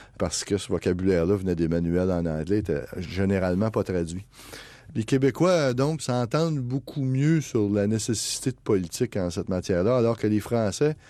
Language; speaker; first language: French; native; French